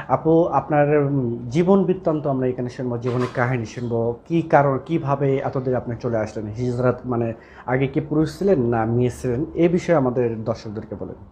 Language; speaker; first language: Bangla; native; Bangla